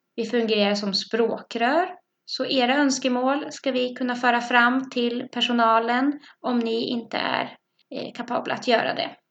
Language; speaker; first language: Swedish; native; Swedish